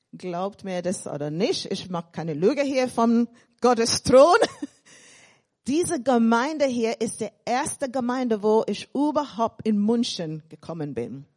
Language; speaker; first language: German; non-native, fluent; English